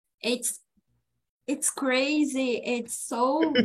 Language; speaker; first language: English; non-native, learner; Portuguese